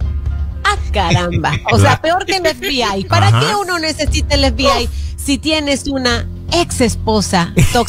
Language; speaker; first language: Spanish; native; Spanish